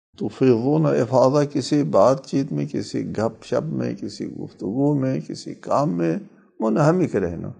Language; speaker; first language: Urdu; non-native, local second language; Balti